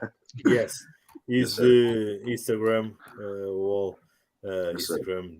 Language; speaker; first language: English; non-native, learner; Portuguese